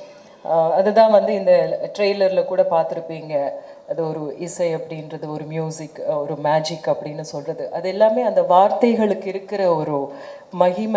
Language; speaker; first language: Tamil; native; Tamil